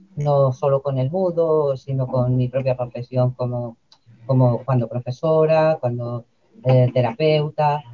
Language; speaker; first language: Spanish; native; Spanish